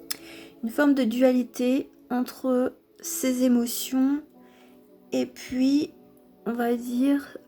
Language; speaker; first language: French; native; French